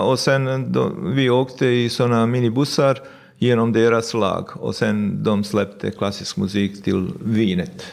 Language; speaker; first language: Swedish; non-native, fluent; Bosnian